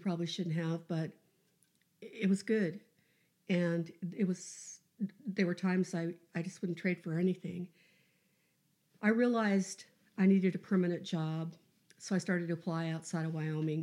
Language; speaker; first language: English; native; English